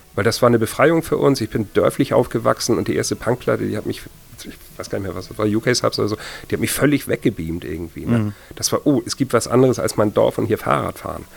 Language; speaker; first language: German; native; German